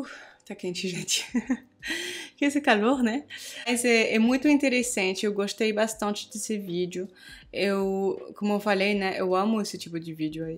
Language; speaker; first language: Portuguese; non-native, fluent; French